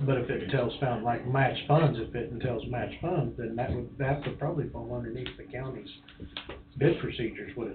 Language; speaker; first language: English; native; English